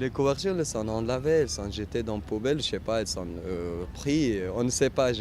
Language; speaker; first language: French; non-native, learner; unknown